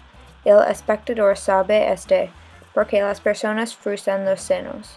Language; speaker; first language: Spanish; non-native, learner; English